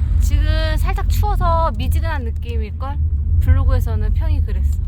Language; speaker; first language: Korean; native; Korean